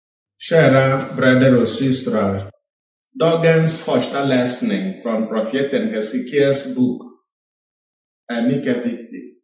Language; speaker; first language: Swedish; non-native, fluent; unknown